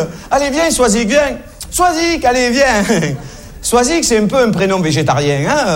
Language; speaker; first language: French; native; French